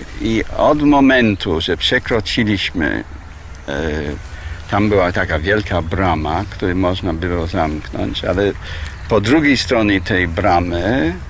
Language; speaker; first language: Polish; non-native, fluent; English